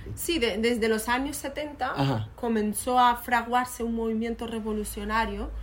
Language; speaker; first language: Spanish; early bilingual, other home language; Arabic